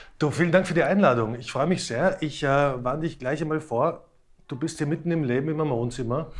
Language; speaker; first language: German; early bilingual, other home language; Slovak